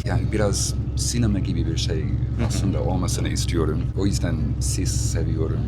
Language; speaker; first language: Turkish; non-native, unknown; English